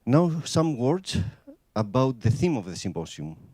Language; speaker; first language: English; non-native, fluent; Greek